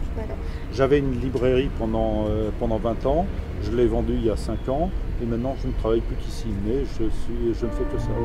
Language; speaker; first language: French; native; French